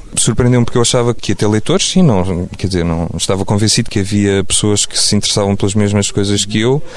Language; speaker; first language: Portuguese; early bilingual, other home language; French